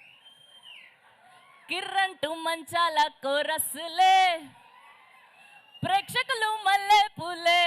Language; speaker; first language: Telugu; native; Telugu